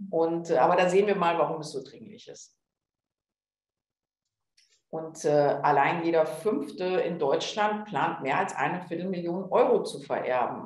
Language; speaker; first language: German; native; German